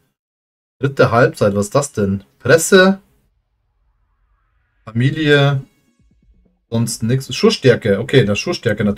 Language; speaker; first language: German; native; German